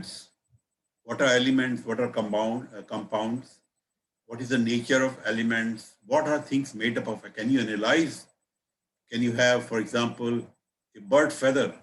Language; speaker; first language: English; non-native, local second language; Hindi